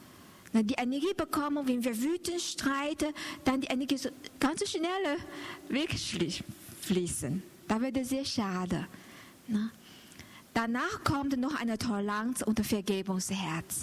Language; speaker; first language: German; non-native, learner; Chinese